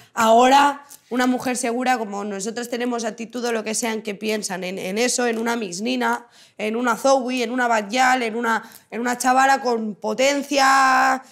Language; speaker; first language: Spanish; non-native, local second language; Catalan